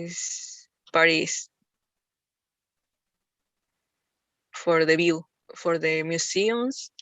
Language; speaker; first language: English; non-native, learner; Spanish